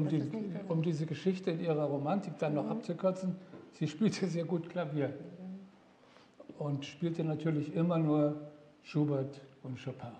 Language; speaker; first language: German; native; German